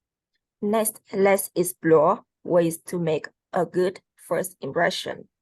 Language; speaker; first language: English; non-native, fluent; Vietnamese